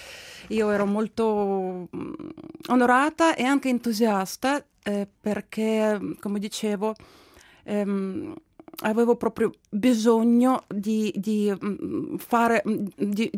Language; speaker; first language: Italian; non-native, fluent; Ukrainian